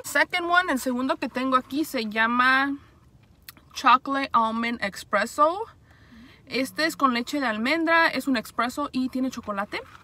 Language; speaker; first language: Spanish; early bilingual, heritage; Spanish